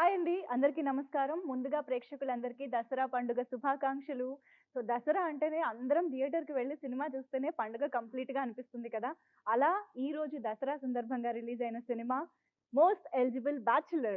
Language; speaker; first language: Telugu; native; Telugu